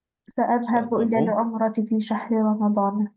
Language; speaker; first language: Arabic; non-native, learner; Albanian